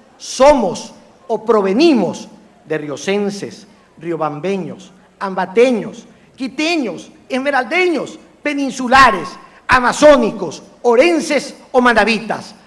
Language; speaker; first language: Spanish; native; Spanish